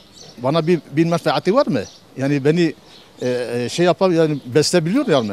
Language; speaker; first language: Turkish; non-native, local second language; Kurdish